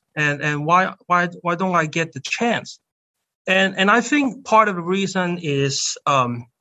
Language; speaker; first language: English; non-native, fluent; Cantonese